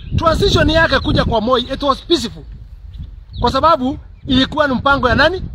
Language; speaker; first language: Swahili; native; Swahili